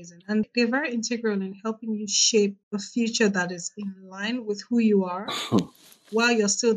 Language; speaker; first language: English; non-native, local second language; Yoruba